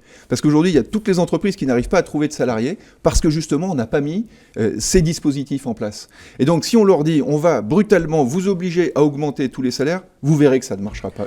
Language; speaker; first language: French; native; French